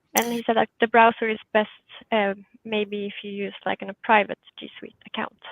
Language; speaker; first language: English; non-native, fluent; Norwegian